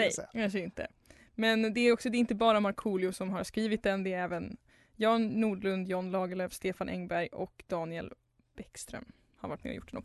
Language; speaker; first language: Swedish; native; Swedish